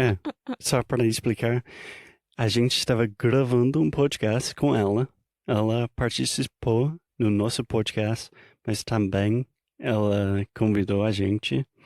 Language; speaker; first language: Portuguese; non-native, fluent; English